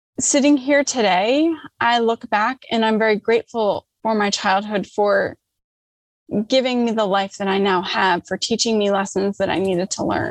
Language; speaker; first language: English; native; English